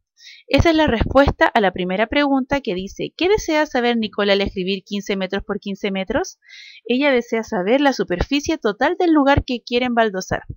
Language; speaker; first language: Spanish; native; Spanish